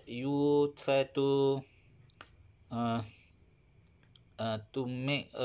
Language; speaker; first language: English; non-native, learner; Malay